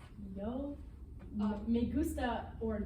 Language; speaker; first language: Spanish; non-native, learner; English